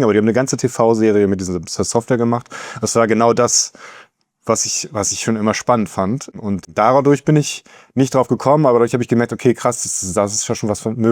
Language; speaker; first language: German; native; German